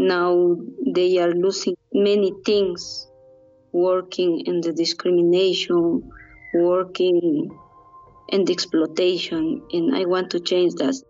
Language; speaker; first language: English; non-native, learner; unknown